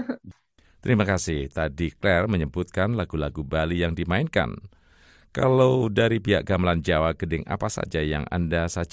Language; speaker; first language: Indonesian; native; Indonesian